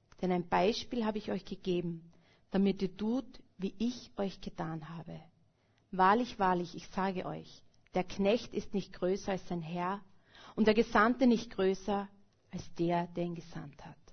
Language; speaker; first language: German; native; German